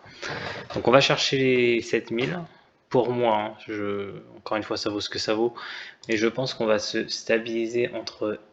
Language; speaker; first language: French; native; French